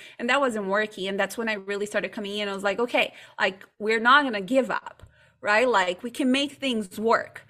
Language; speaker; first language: English; non-native, fluent; Portuguese